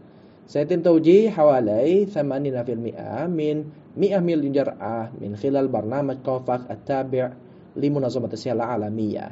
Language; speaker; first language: Arabic; non-native, fluent; Indonesian